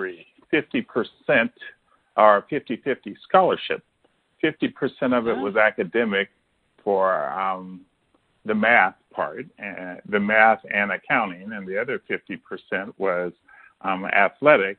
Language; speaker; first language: English; native; English